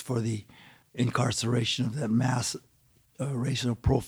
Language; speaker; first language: English; native; English